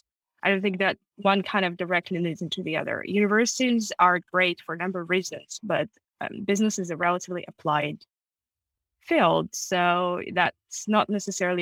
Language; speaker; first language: English; non-native, fluent; Russian